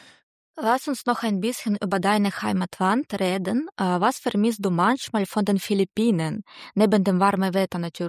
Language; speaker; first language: German; native; German